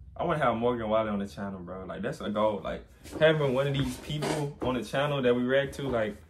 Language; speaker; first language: English; native; English